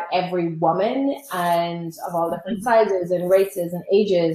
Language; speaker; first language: English; native; English